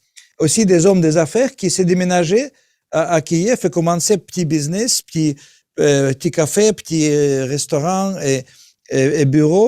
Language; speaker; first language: French; non-native, learner; Russian